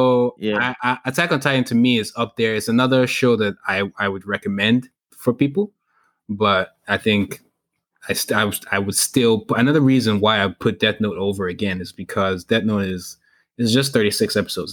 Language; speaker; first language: English; non-native, local second language; Igbo